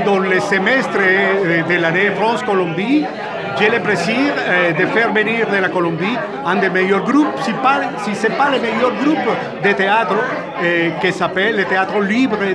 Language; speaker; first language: French; non-native, fluent; Spanish